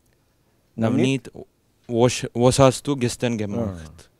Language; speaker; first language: German; non-native, learner; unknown